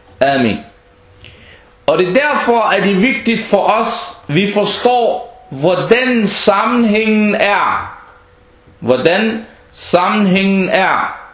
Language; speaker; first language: Danish; non-native, fluent; Arabic